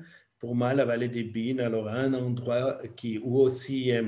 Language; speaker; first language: French; non-native, fluent; German